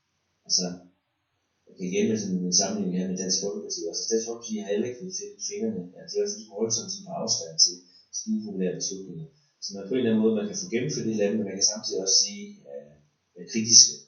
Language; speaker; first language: Danish; native; Danish